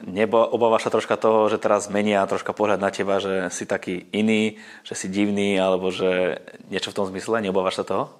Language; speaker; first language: Slovak; native; Slovak